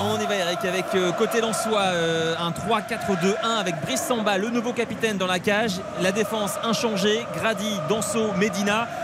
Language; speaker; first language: French; native; French